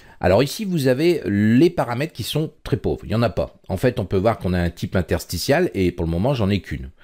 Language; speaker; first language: French; native; French